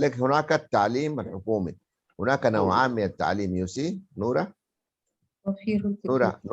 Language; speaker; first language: Arabic; native; Arabic